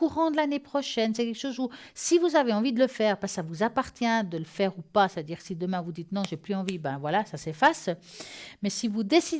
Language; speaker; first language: French; native; French